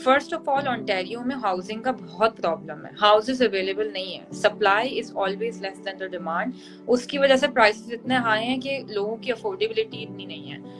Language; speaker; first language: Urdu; native; Urdu